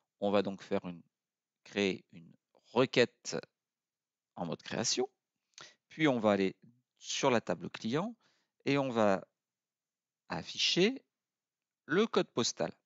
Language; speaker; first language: French; native; French